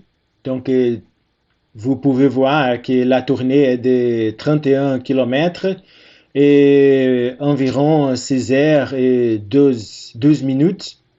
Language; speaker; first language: French; non-native, fluent; Portuguese